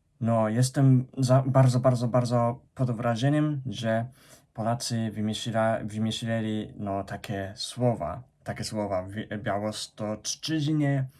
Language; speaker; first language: Polish; non-native, fluent; Japanese